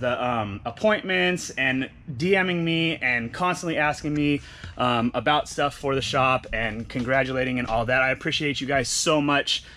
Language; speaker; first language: English; native; English